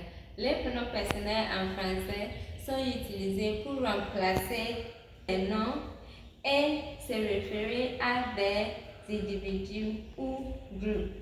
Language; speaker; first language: French; non-native, fluent; English